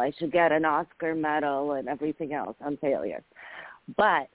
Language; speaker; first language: English; early bilingual, other home language; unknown